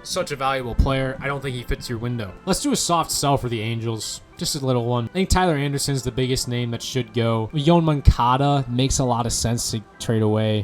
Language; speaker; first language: English; native; English